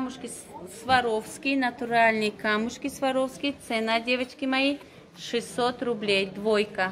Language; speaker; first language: Russian; non-native, local second language; Tajik